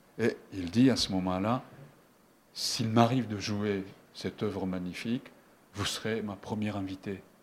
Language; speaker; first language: French; non-native, fluent; Japanese